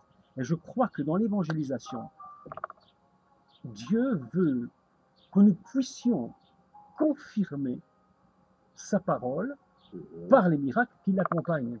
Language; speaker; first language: French; native; French